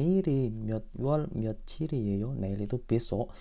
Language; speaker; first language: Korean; non-native, fluent; Indonesian